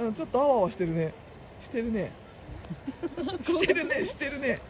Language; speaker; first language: Japanese; native; Japanese